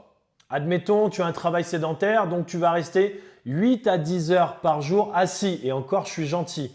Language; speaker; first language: French; native; French